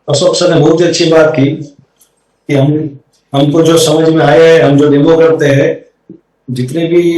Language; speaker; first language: Hindi; non-native, local second language; Gujarati